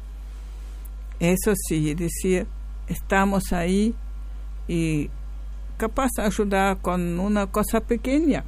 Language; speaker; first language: Spanish; native; Spanish